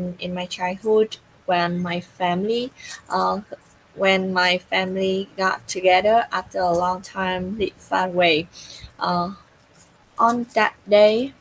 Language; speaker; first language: English; non-native, learner; Vietnamese